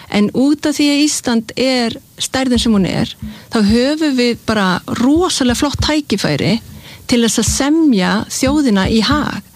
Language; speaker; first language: Icelandic; early bilingual, heritage; Icelandic